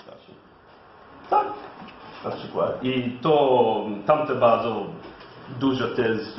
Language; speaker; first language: Polish; non-native, learner; English